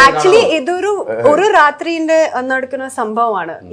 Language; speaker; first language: Malayalam; early bilingual, heritage; Malayalam